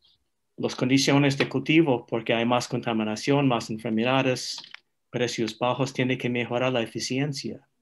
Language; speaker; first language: Spanish; non-native, fluent; English